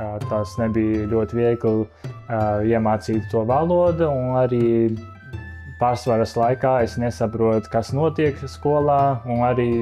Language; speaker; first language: Latvian; early bilingual, other home language; Chinese